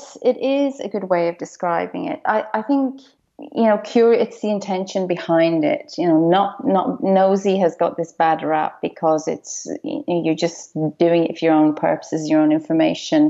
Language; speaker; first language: English; native; English